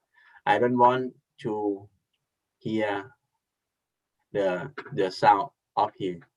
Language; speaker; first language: English; non-native, learner; Thai